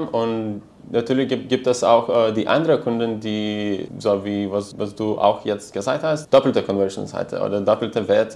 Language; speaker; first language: German; non-native, learner; Lithuanian